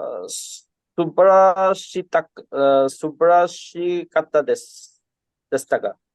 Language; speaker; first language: Japanese; non-native, learner; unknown